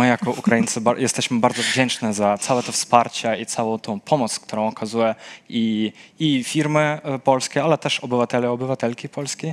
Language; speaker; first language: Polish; non-native, fluent; Ukrainian